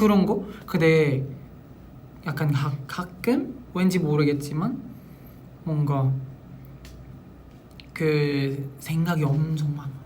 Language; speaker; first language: Korean; non-native, local second language; Filipino